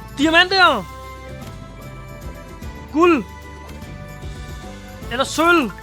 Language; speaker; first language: Danish; native; Danish